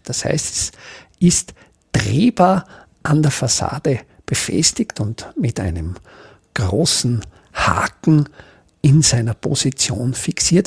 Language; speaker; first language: German; native; German